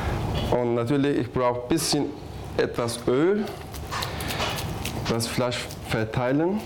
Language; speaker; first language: German; non-native, learner; Turkish